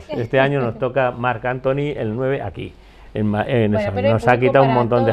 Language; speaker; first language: Spanish; native; Spanish